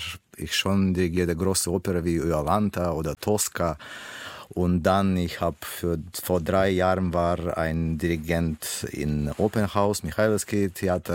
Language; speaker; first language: German; non-native, learner; Russian